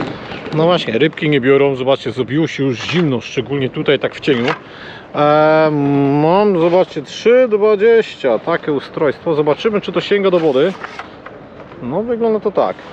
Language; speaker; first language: Polish; native; Polish